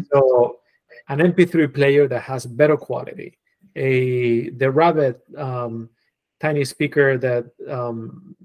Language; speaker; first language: English; non-native, fluent; Spanish